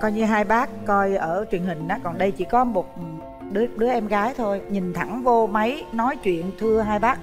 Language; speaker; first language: Vietnamese; native; Vietnamese